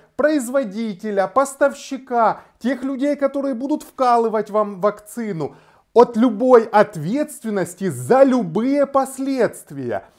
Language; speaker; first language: Russian; native; Russian